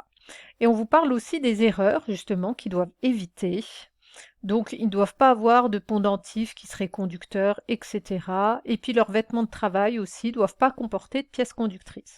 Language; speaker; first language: French; native; French